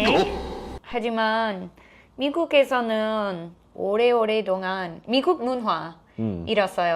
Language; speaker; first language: Korean; non-native, learner; English